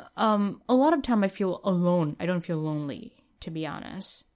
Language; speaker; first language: English; non-native, fluent; Vietnamese